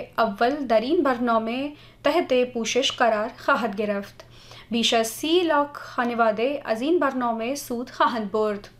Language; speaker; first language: Persian; non-native, fluent; Hindi